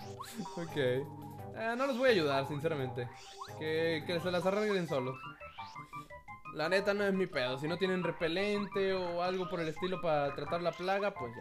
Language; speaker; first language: Spanish; native; Spanish